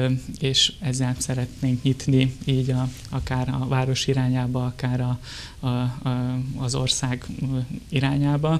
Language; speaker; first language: Hungarian; native; Hungarian